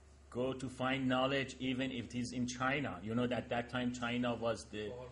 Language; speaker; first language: English; non-native, fluent; Persian